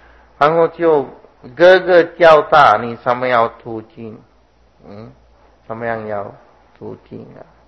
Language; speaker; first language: Chinese; non-native, fluent; Sinhala